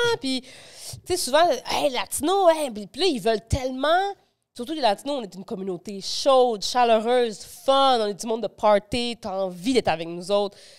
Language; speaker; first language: French; early bilingual, other home language; Spanish